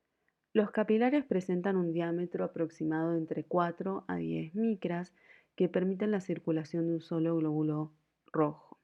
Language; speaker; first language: Spanish; native; Spanish